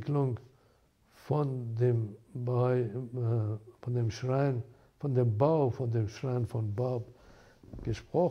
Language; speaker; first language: German; non-native, fluent; Persian